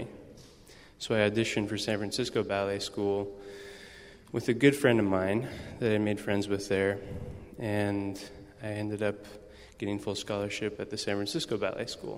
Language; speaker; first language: English; native; English